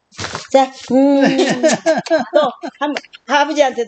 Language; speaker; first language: Korean; native; Korean